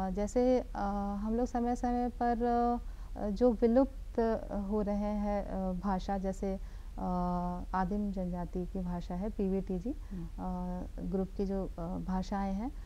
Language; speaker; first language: Hindi; native; Hindi